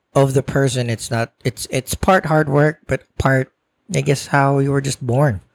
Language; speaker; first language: English; non-native, local second language; Filipino